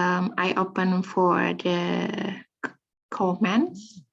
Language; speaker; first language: English; non-native, fluent; Indonesian